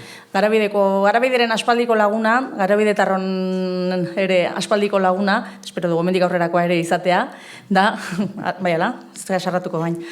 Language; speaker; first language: Basque; native; Basque